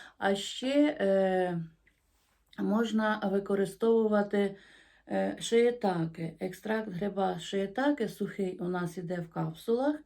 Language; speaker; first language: Ukrainian; non-native, local second language; Russian